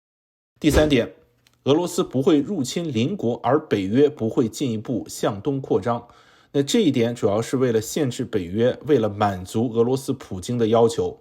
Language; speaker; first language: Chinese; native; Chinese